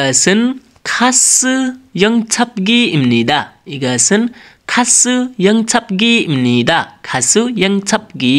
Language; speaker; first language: Korean; non-native, learner; Nepali